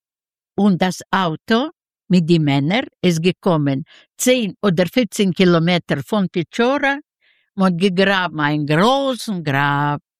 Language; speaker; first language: German; non-native, learner; Yiddish